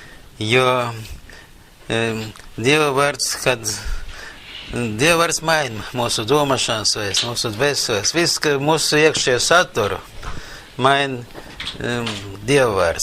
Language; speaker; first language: Latvian; non-native, local second language; Russian